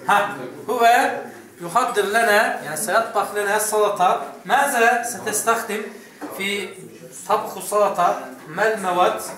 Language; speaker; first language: Arabic; non-native, fluent; Turkish